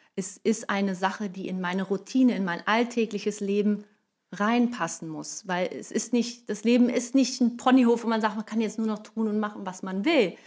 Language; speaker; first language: German; non-native, fluent; Portuguese